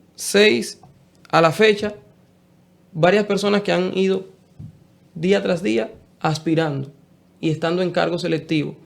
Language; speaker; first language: Spanish; native; Spanish